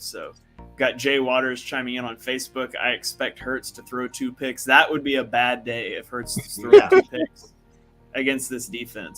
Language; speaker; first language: English; native; English